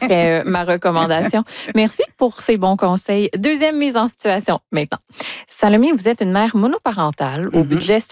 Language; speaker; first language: French; native; French